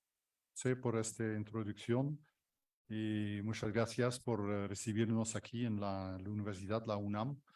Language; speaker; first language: Spanish; non-native, fluent; Dutch